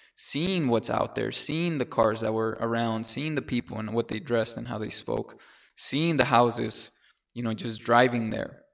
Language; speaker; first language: English; early bilingual, other home language; Spanish